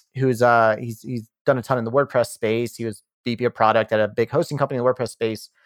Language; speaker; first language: English; native; English